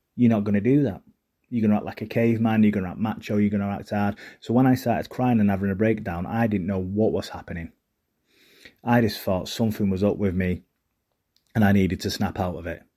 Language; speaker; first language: English; native; English